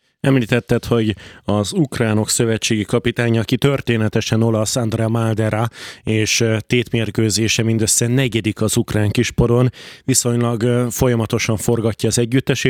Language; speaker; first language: Hungarian; native; Hungarian